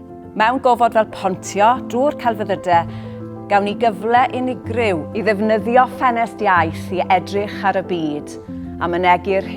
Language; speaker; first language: Welsh; native; Welsh